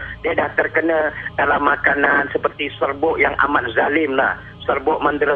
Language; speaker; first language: Malay; native; Malay